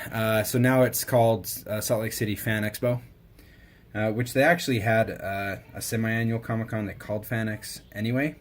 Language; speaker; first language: English; native; English